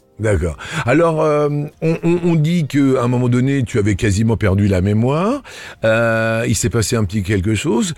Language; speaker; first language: French; native; French